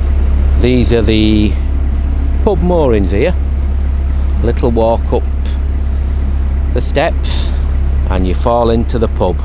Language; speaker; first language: English; native; English